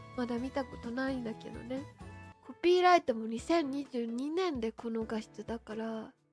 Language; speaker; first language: Japanese; native; Japanese